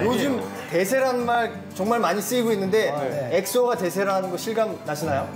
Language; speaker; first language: Korean; native; Korean